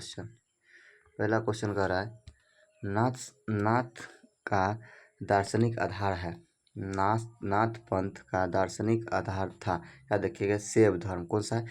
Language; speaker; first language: Hindi; native; Hindi